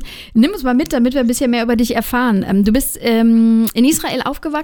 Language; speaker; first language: German; native; German